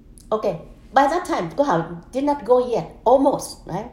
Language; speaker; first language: English; non-native, fluent; Vietnamese